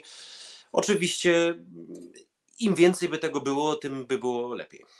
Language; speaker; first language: Polish; early bilingual, heritage; Polish